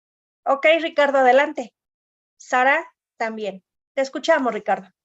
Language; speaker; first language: Spanish; native; Spanish